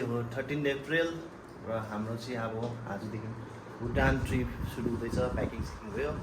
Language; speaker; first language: Nepali; non-native, local second language; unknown